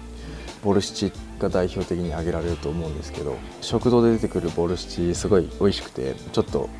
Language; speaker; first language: Japanese; native; Japanese